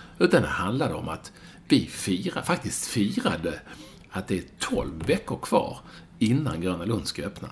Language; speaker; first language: Swedish; native; Swedish